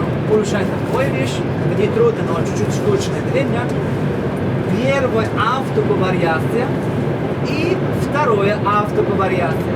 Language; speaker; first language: Russian; non-native, fluent; Italian